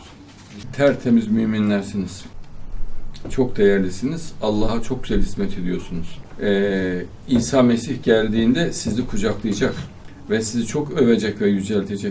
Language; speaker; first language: Turkish; native; Turkish